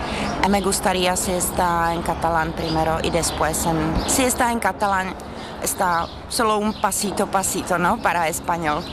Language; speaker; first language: Spanish; non-native, fluent; Czech